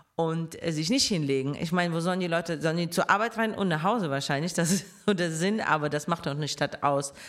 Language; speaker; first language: German; non-native, fluent; Russian